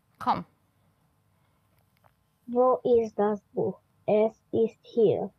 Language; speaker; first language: German; non-native, learner; Romanian